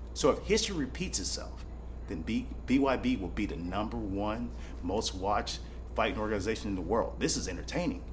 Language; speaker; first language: English; native; English